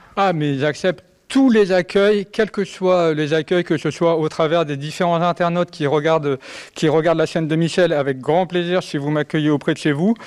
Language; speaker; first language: French; native; French